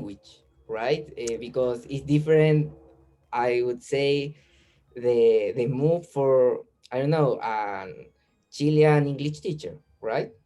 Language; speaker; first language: English; non-native, learner; Spanish